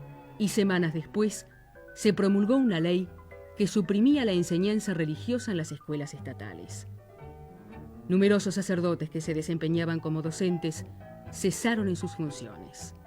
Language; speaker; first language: Spanish; native; Spanish